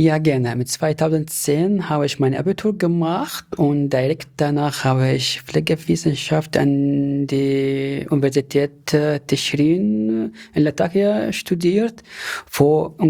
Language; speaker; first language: German; non-native, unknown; Arabic